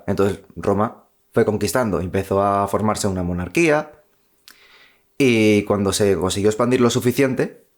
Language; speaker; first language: Spanish; native; Spanish